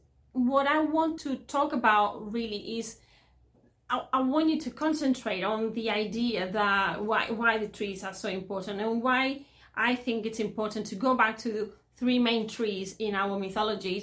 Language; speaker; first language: English; non-native, fluent; Spanish